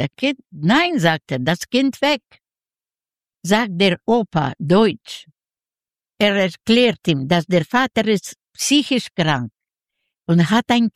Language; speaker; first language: German; early bilingual, other home language; Yiddish